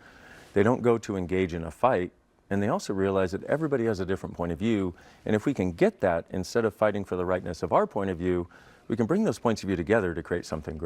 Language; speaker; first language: English; native; English